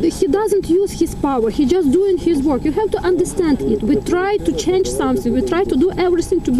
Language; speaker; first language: English; non-native, learner; Ukrainian